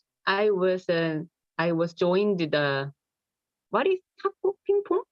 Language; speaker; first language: English; non-native, learner; Korean